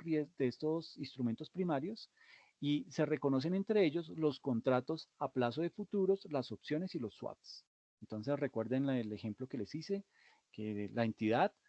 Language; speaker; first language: Spanish; native; Spanish